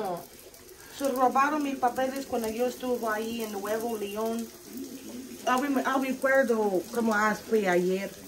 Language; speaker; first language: Spanish; non-native, learner; English